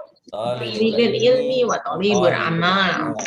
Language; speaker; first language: Arabic; non-native, learner; Indonesian